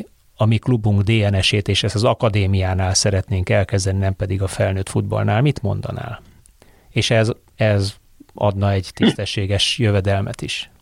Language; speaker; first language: Hungarian; native; Hungarian